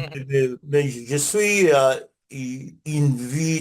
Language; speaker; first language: French; non-native, learner; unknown